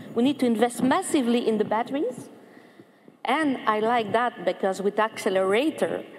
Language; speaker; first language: English; non-native, fluent; French